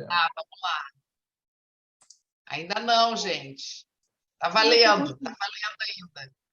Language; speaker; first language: Portuguese; native; Portuguese